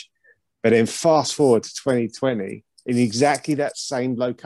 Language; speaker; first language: English; native; English